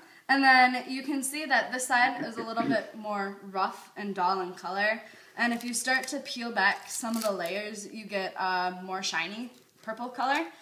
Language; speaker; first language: English; native; English